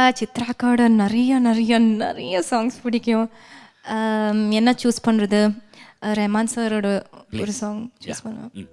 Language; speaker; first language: Tamil; non-native, local second language; Malayalam